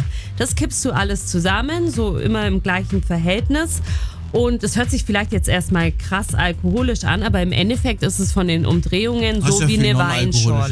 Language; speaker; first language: German; native; German